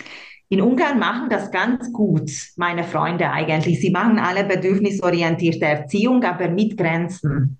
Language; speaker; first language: German; non-native, local second language; Hungarian